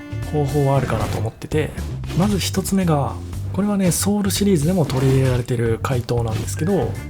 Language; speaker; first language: Japanese; native; Japanese